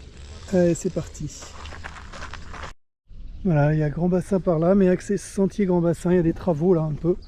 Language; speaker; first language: French; native; French